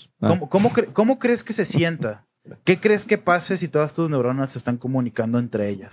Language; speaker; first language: Spanish; native; Spanish